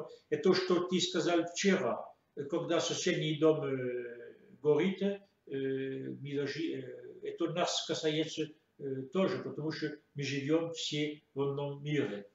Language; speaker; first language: Russian; non-native, fluent; French